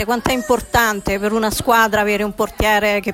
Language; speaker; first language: Italian; native; Italian